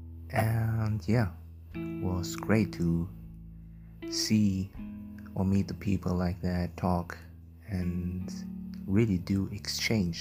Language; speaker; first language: English; non-native, fluent; German